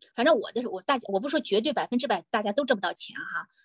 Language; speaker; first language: Chinese; native; Chinese